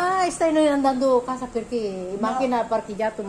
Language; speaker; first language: Italian; non-native, learner; Filipino